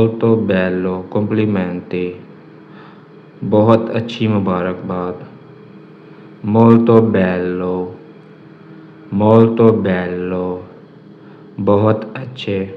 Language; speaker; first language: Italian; non-native, learner; Urdu